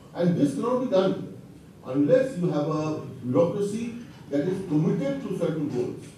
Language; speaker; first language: English; non-native, local second language; Bangla